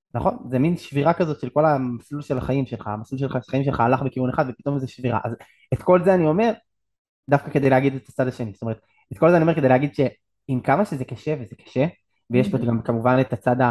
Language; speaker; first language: Hebrew; native; Hebrew